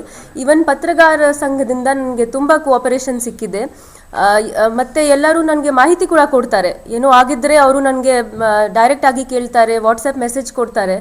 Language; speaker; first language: Kannada; non-native, fluent; Hindi